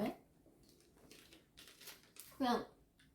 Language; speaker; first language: Korean; non-native, fluent; Japanese